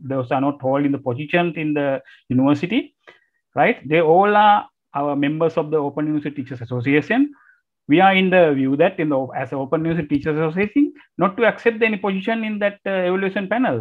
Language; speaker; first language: English; non-native, local second language; Sinhala